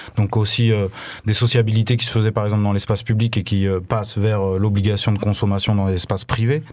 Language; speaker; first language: French; native; French